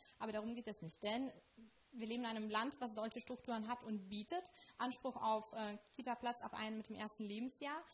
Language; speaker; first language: German; non-native, fluent; Lithuanian